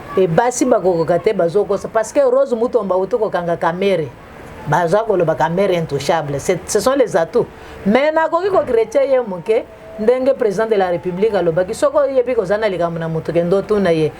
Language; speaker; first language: Lingala; non-native, local second language; Luba-Lulua